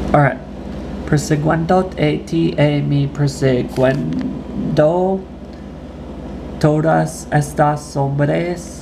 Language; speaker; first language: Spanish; non-native, learner; English